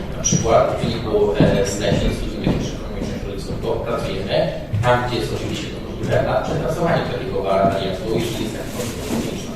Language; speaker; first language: Polish; native; Polish